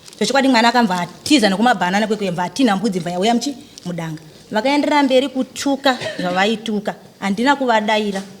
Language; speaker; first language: Shona; native; Shona